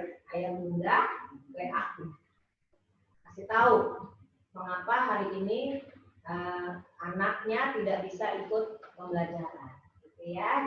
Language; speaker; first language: Indonesian; native; Indonesian